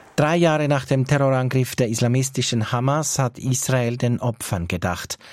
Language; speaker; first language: German; native; German